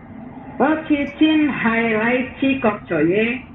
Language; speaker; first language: Cantonese; non-native, learner; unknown